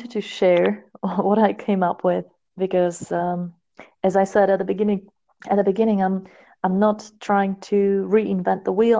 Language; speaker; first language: English; non-native, fluent; Slovak